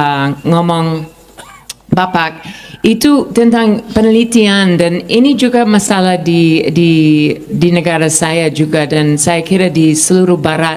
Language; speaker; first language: Indonesian; non-native, fluent; English